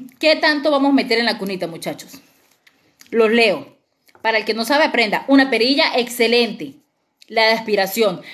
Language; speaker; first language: Spanish; native; Spanish